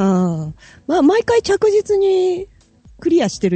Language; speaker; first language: Japanese; native; Japanese